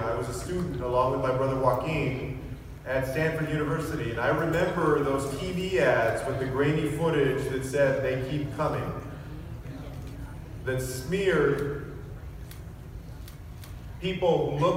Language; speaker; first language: English; native; English